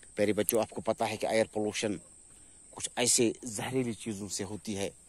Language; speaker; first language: Urdu; non-native, local second language; Kashmiri